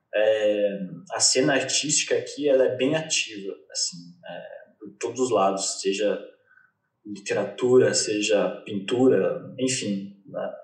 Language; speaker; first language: Portuguese; native; Portuguese